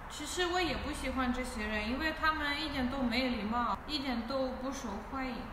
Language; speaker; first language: Chinese; non-native, fluent; Russian